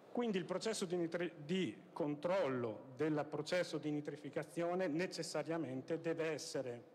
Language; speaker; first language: Italian; native; Italian